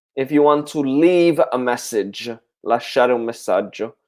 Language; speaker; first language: Italian; non-native, fluent; Spanish